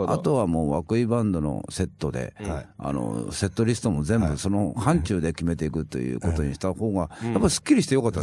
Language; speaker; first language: Japanese; native; Japanese